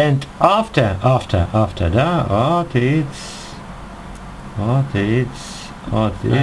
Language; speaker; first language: English; non-native, learner; Russian